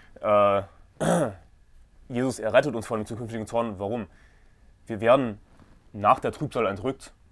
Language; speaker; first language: German; native; German